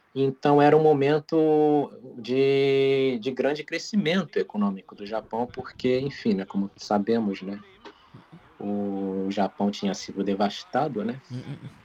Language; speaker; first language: Portuguese; native; Portuguese